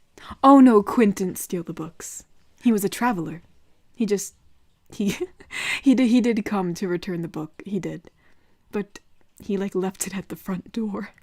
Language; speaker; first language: English; native; English